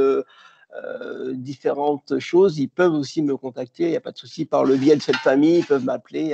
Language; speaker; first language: French; native; French